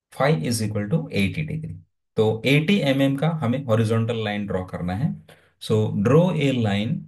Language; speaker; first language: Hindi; non-native, local second language; Gujarati